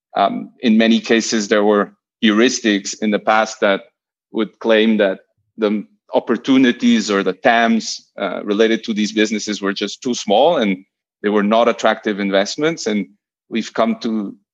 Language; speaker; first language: English; non-native, fluent; Portuguese